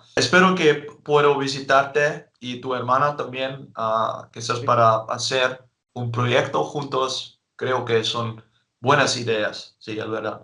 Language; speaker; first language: Spanish; non-native, learner; Dutch